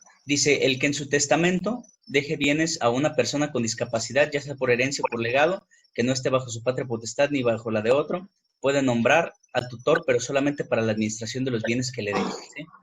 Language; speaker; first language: Spanish; native; Spanish